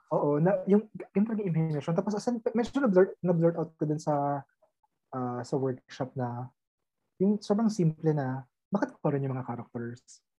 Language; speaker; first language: Filipino; native; Filipino